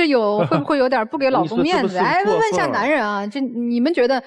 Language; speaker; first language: Chinese; native; Chinese